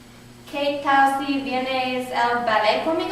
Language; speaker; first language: Spanish; non-native, learner; English